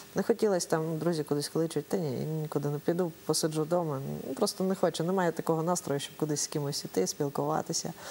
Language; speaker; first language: Ukrainian; native; Ukrainian